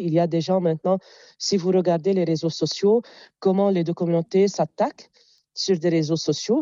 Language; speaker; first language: French; non-native, local second language; Arabic